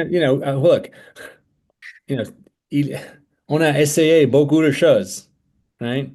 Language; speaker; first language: French; non-native, fluent; English